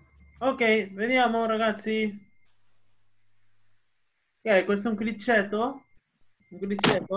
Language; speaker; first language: Italian; non-native, fluent; Spanish